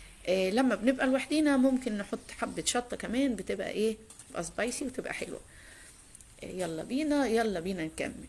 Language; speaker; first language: Arabic; native; Arabic